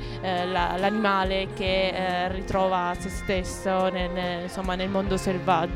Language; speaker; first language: Italian; native; Italian